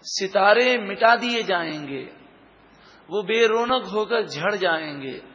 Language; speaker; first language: Urdu; native; Urdu